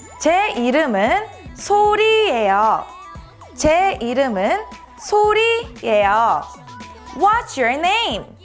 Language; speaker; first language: Korean; native; Korean